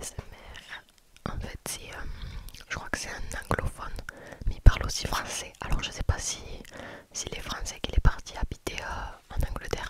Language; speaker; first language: French; native; French